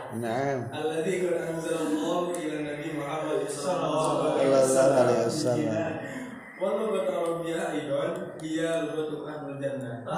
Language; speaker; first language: Arabic; non-native, learner; Indonesian